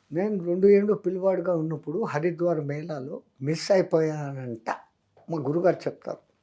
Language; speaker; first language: Telugu; non-native, local second language; Hindi